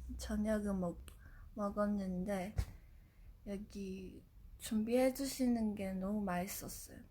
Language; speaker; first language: Korean; non-native, fluent; Japanese